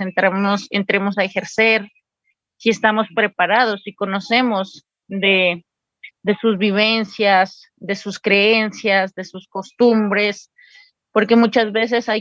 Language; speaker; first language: Spanish; native; Spanish